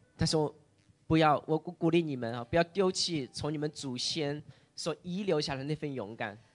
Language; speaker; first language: Chinese; native; Chinese